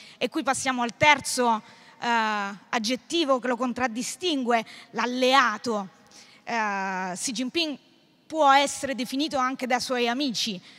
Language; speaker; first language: Italian; native; Italian